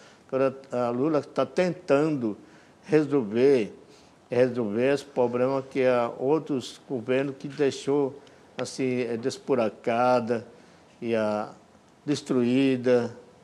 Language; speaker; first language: Portuguese; non-native, local second language; Yanomámi